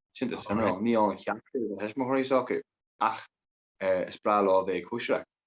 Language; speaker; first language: Irish; native; Irish